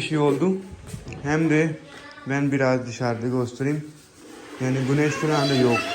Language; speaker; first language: Turkish; non-native, learner; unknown